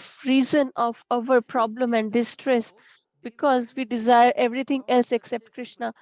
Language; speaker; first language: English; non-native, local second language; Hindi